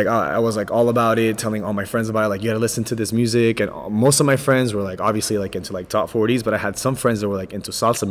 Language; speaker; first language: English; native; English